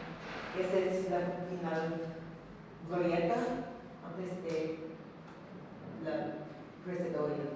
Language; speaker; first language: Spanish; non-native, learner; English